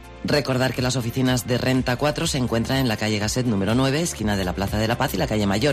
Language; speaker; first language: Spanish; native; Spanish